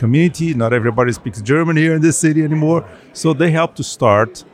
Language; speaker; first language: English; non-native, fluent; Portuguese